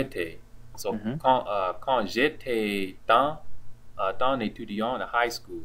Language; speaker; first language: French; non-native, learner; English